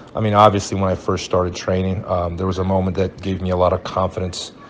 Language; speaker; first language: English; early bilingual, other home language; Portuguese